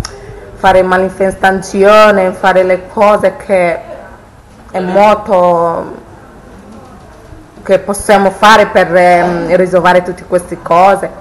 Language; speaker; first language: Italian; non-native, learner; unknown